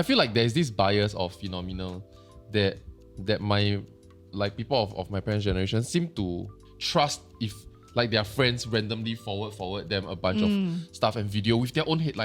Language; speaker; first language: English; native; English